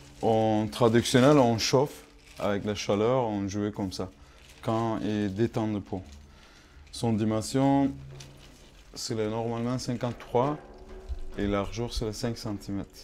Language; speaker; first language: French; non-native, learner; Kurdish